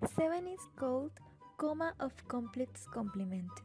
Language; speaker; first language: English; non-native, learner; Spanish